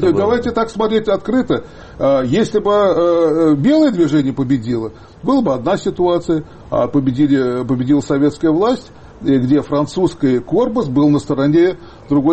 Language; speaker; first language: Russian; native; Russian